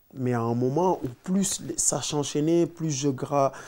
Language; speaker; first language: French; non-native, local second language; Wolof